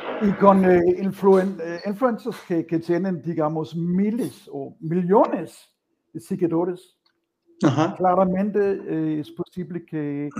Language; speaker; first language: Spanish; non-native, fluent; Danish